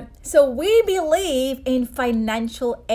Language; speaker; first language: English; native; English